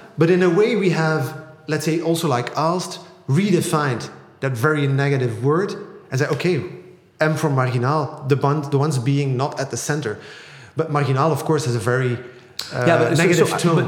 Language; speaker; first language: English; non-native, fluent; Dutch